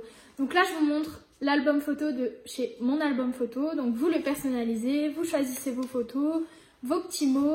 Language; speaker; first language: French; native; French